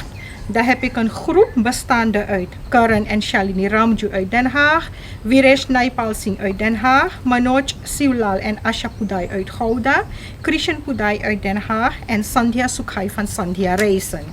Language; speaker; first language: Dutch; non-native, local second language; Caribbean Hindustani